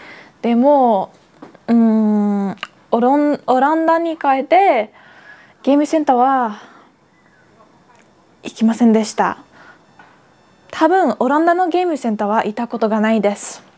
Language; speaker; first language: Japanese; non-native, learner; Dutch